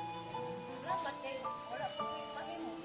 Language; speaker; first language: Filipino; non-native, local second language; Cebuano